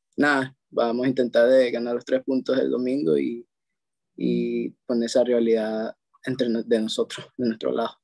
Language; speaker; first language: Spanish; native; Spanish